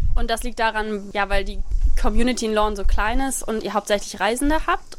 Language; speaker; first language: German; native; German